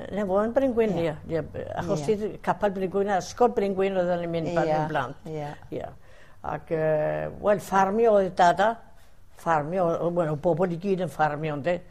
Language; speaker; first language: Welsh; early bilingual, heritage; Welsh